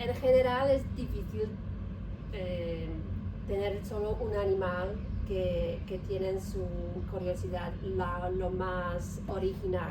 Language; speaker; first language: Spanish; non-native, learner; Polish